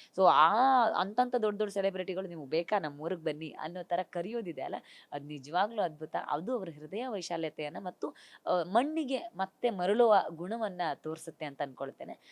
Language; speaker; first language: Kannada; native; Kannada